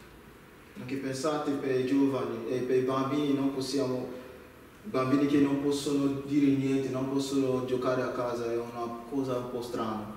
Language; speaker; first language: Italian; non-native, learner; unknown